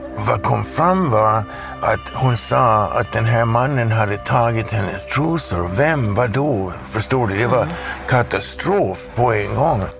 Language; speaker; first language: Swedish; early bilingual, heritage; Swedish